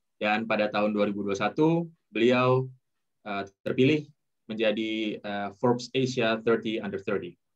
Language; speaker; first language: Indonesian; native; Indonesian